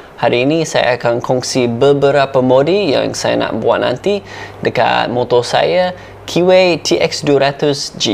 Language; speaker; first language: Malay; non-native, fluent; English